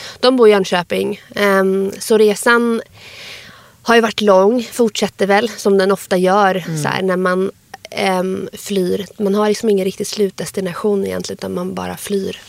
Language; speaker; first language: Swedish; early bilingual, other home language; Arabic